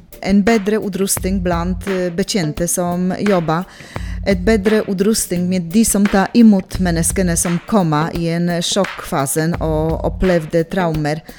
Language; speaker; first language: Norwegian; non-native, fluent; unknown